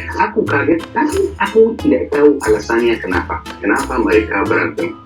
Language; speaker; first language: Indonesian; non-native, fluent; Arabic